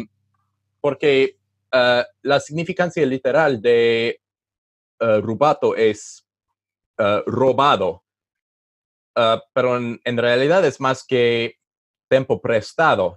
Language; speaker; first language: Spanish; non-native, learner; English